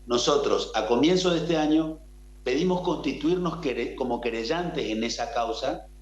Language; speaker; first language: Spanish; native; Spanish